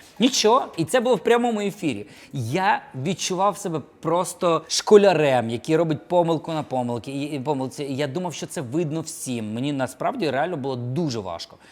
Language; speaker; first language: Ukrainian; non-native, local second language; Russian